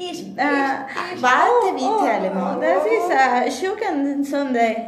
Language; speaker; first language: German; non-native, learner; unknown